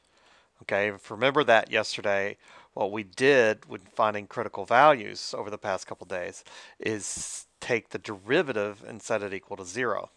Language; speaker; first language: English; native; English